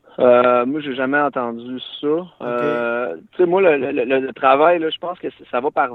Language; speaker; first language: French; native; French